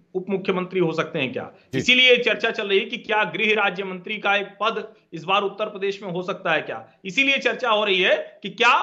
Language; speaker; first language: Hindi; native; Hindi